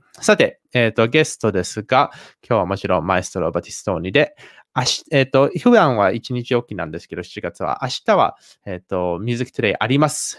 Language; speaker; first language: Japanese; native; Japanese